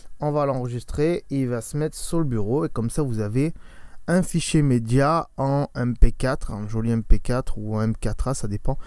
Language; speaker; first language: French; native; French